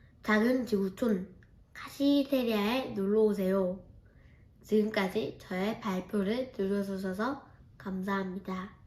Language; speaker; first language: Korean; early bilingual, heritage; Korean